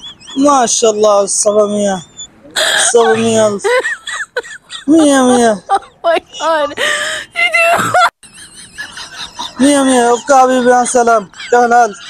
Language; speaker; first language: Arabic; non-native, learner; Bangla